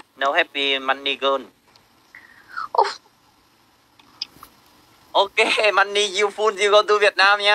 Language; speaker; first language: English; non-native, learner; Vietnamese